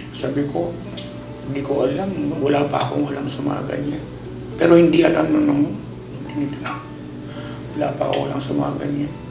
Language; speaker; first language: Filipino; non-native, local second language; Waray